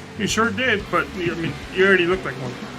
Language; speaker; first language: English; native; English